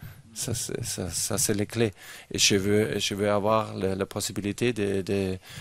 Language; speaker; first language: French; non-native, fluent; German